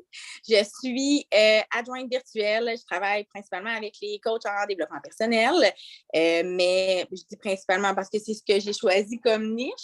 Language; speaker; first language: French; native; French